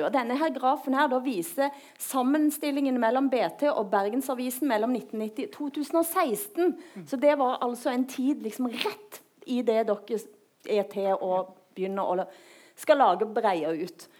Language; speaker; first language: Norwegian; native; Norwegian